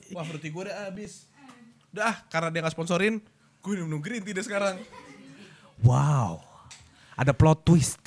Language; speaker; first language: Indonesian; native; Indonesian